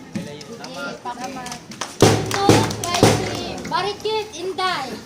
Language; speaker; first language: Cebuano; native; Cebuano